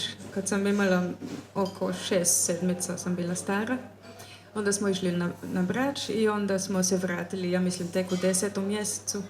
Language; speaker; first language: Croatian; early bilingual, heritage; German